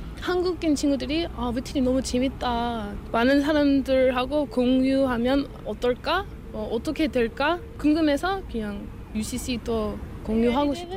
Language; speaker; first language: Korean; non-native, learner; English